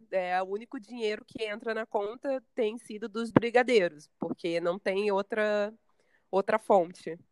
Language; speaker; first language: Portuguese; native; Portuguese